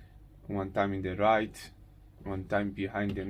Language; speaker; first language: English; non-native, learner; Portuguese